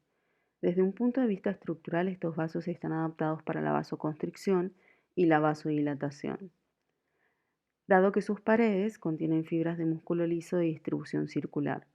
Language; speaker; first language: Spanish; native; Spanish